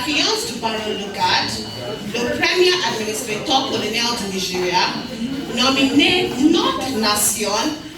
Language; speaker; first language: French; non-native, learner; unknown